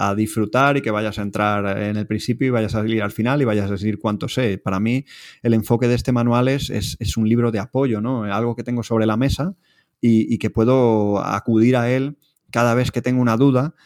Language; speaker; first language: Spanish; native; Spanish